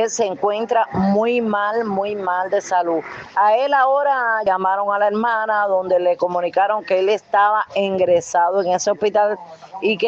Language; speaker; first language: Spanish; native; Spanish